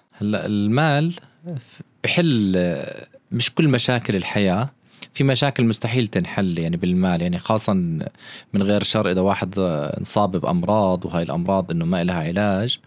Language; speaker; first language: Arabic; native; Arabic